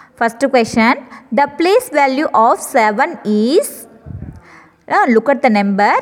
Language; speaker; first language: English; non-native, local second language; Tamil